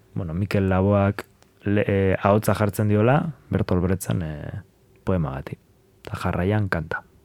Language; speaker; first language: Basque; native; Basque